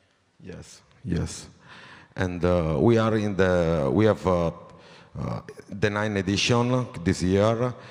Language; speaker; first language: English; non-native, learner; Italian